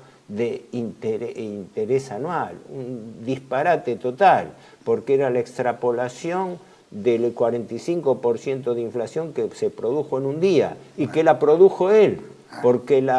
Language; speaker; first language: Spanish; native; Spanish